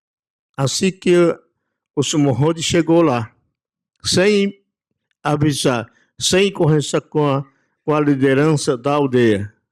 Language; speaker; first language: Portuguese; non-native, local second language; Yanomámi